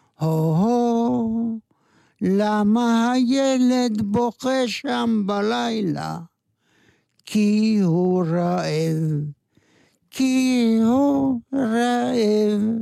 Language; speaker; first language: Hebrew; non-native, fluent; Yiddish